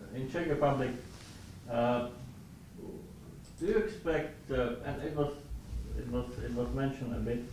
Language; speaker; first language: English; non-native, fluent; Slovak